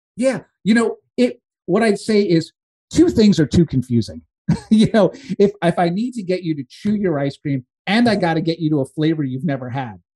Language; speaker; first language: English; native; English